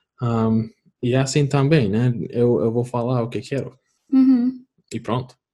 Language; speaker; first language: Portuguese; non-native, fluent; English